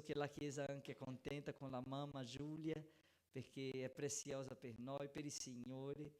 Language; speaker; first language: Italian; non-native, fluent; Portuguese